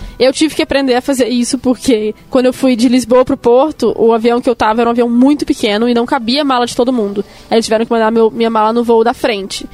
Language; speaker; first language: Portuguese; native; Portuguese